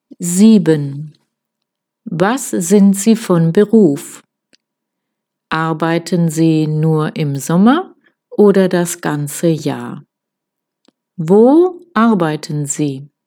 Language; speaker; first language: German; non-native, fluent; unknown